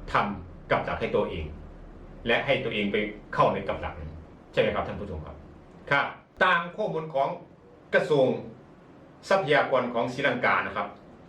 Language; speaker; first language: Thai; non-native, fluent; Chinese